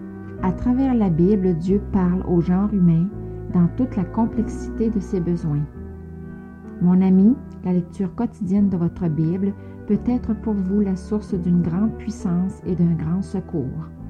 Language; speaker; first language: French; native; French